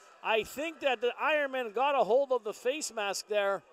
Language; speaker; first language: English; native; English